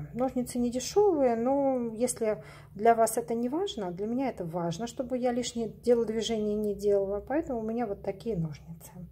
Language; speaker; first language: Russian; native; Russian